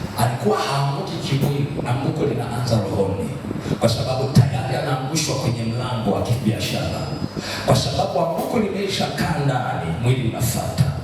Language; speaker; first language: Swahili; native; Swahili